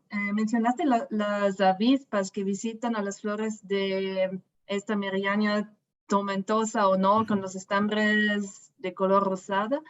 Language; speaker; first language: Spanish; non-native, fluent; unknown